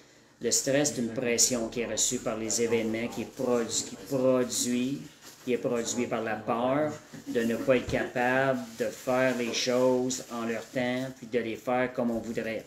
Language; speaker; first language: French; native; French